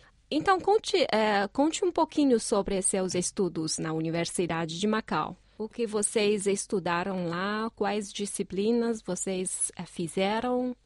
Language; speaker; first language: Portuguese; non-native, fluent; Chinese